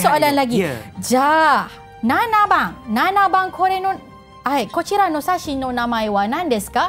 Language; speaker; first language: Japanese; non-native, fluent; Malay